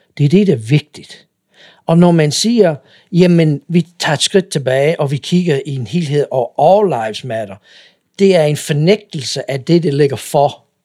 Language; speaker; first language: Danish; non-native, fluent; English